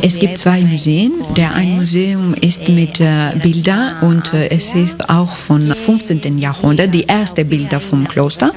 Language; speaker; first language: German; non-native, learner; Greek